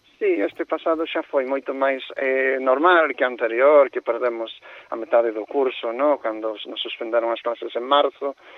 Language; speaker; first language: Galician; non-native, fluent; English